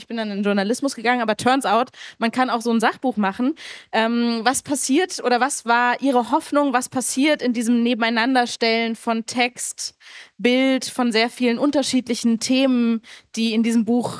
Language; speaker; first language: German; native; German